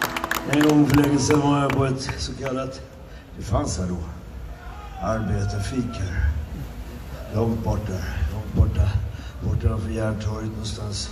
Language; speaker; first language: Swedish; native; Swedish